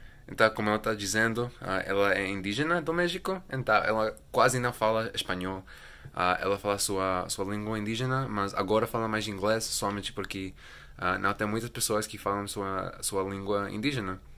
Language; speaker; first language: Portuguese; non-native, learner; Spanish